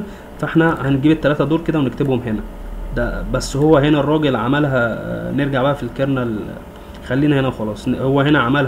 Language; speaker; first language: Arabic; native; Arabic